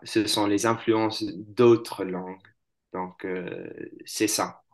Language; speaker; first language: French; non-native, fluent; English